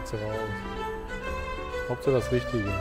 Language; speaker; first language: German; native; German